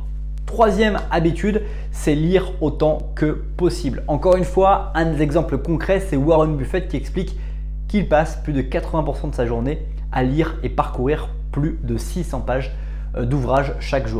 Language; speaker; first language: French; native; French